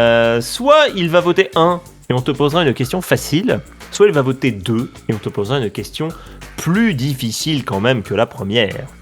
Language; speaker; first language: French; native; French